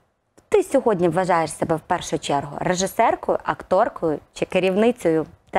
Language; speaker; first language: Ukrainian; native; Ukrainian